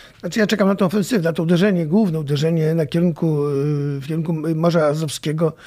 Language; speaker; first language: Polish; native; Polish